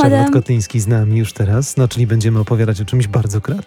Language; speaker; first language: Polish; native; Polish